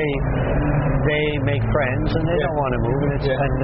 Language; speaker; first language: English; native; English